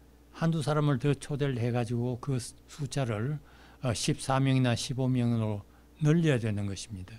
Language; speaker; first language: Korean; native; Korean